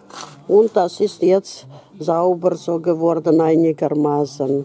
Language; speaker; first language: German; non-native, fluent; Russian